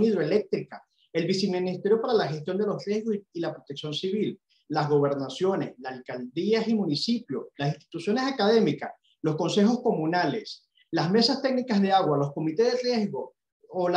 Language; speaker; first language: Spanish; native; Spanish